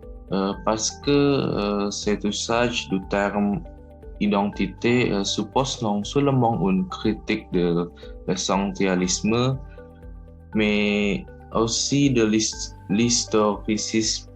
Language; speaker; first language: French; non-native, learner; Indonesian